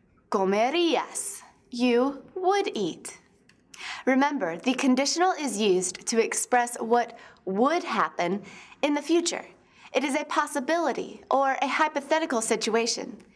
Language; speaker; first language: English; native; English